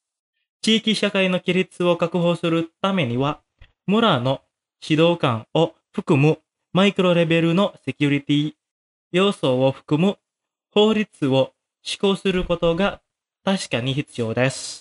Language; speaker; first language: Japanese; non-native, fluent; Indonesian